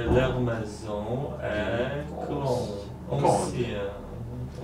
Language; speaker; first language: French; non-native, learner; Polish